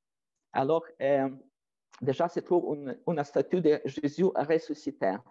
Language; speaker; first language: French; non-native, fluent; Ukrainian